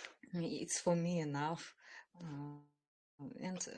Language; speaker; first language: English; non-native, learner; Russian